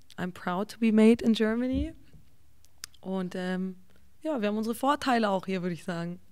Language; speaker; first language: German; early bilingual, other home language; English